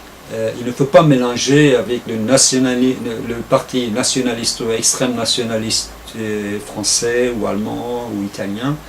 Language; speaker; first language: French; non-native, fluent; Turkish